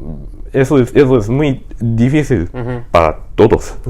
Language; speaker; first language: Spanish; non-native, learner; Japanese